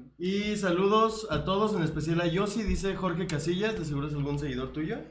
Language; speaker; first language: Spanish; native; Spanish